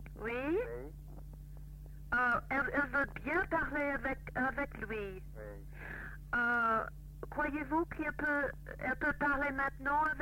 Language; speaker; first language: French; non-native, fluent; English